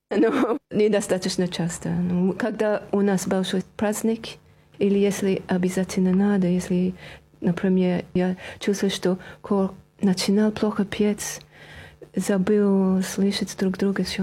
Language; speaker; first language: Russian; non-native, fluent; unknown